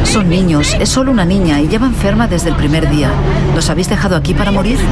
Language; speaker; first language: Spanish; native; Spanish